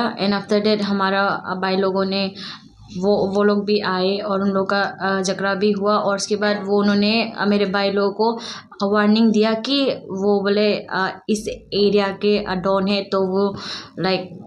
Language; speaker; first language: Hindi; non-native, local second language; Kok Borok